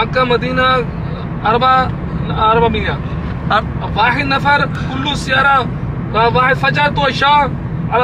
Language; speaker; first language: Arabic; non-native, learner; Urdu